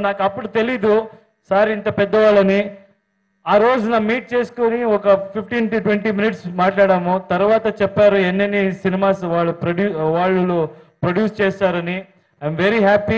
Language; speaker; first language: Telugu; non-native, learner; Kannada